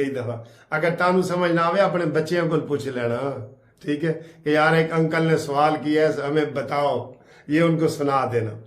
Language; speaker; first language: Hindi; non-native, local second language; Punjabi